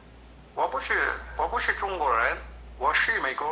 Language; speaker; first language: Chinese; non-native, learner; Amharic